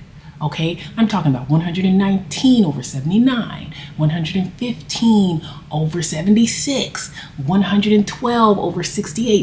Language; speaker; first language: English; native; English